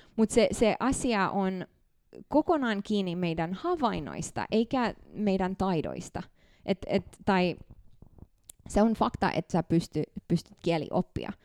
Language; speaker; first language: Finnish; non-native, fluent; Romanian